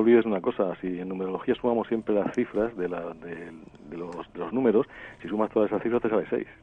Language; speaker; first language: Spanish; native; Spanish